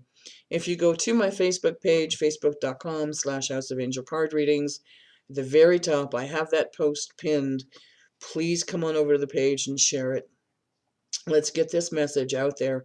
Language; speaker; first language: English; native; English